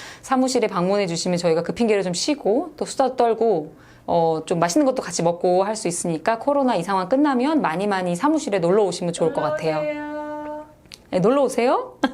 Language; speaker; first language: Korean; native; Korean